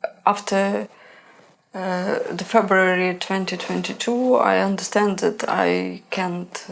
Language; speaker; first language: English; non-native, learner; Ukrainian